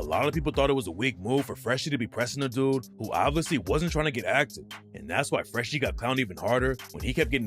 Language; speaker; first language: English; native; English